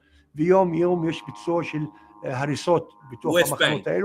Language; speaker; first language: Hebrew; non-native, local second language; Arabic